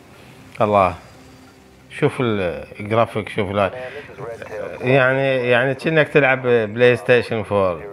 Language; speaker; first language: Arabic; native; Arabic